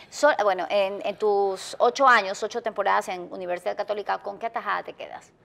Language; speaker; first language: Spanish; native; Spanish